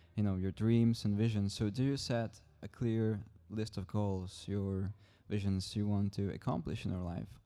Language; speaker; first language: English; non-native, fluent; Czech